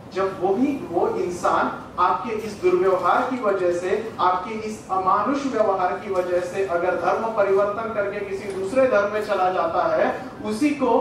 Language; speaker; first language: Hindi; non-native, local second language; Marathi